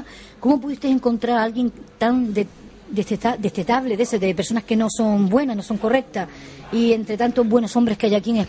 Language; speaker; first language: Spanish; native; Spanish